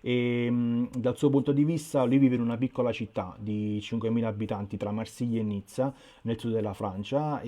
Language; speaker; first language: Italian; native; Italian